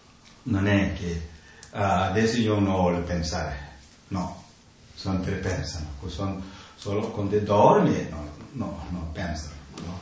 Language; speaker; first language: Italian; non-native, learner; Tibetan